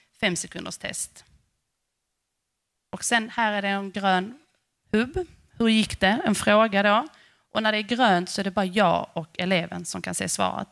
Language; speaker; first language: Swedish; native; Swedish